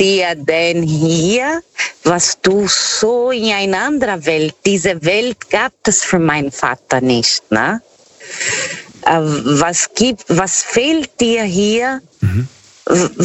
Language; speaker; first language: German; non-native, fluent; Portuguese